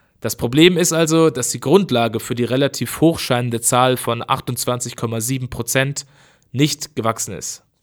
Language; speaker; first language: German; native; German